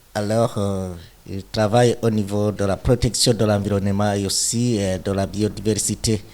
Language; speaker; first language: French; non-native, local second language; Rundi